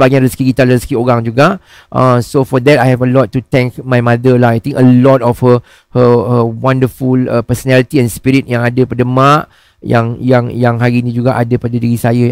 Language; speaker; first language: Malay; native; Malay